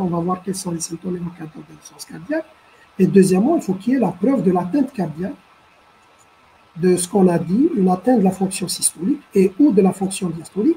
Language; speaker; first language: French; non-native, local second language; Arabic